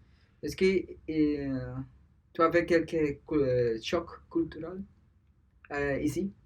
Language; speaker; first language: French; non-native, learner; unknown